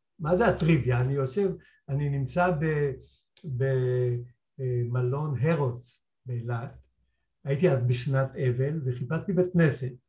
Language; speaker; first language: Hebrew; native; Hebrew